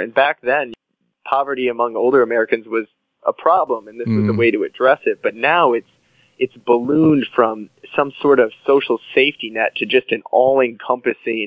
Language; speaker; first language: English; native; English